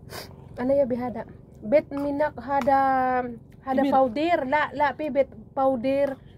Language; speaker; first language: Arabic; non-native, learner; Filipino